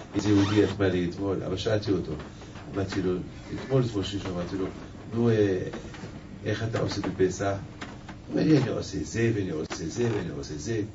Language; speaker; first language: Hebrew; non-native, fluent; French